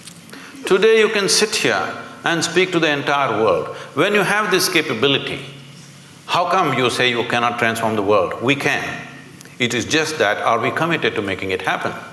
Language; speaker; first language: English; non-native, local second language; Kannada